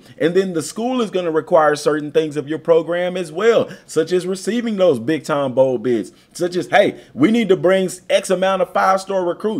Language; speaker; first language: English; native; English